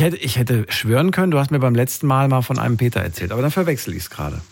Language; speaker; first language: German; native; German